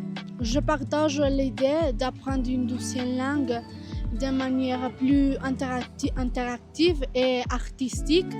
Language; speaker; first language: French; non-native, learner; Spanish